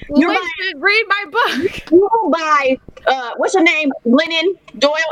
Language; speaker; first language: English; native; English